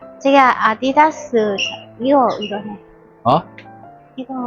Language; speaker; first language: Korean; non-native, learner; Vietnamese